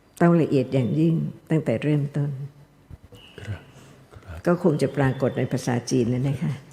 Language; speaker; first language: Thai; native; Thai